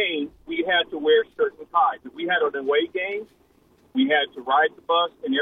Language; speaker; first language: English; native; English